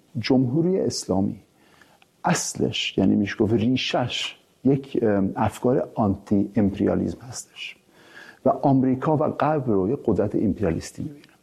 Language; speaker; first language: Persian; early bilingual, heritage; Persian